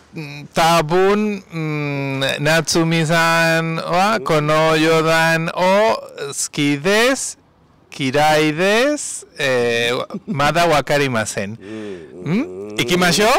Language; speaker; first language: Japanese; non-native, learner; Spanish